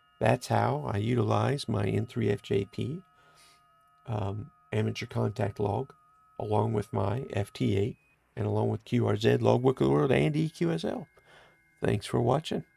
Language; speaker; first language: English; native; English